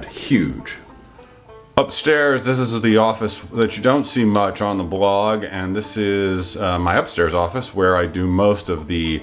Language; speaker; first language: English; native; English